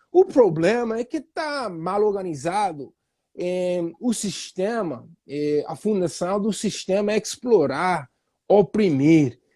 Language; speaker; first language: Portuguese; non-native, fluent; English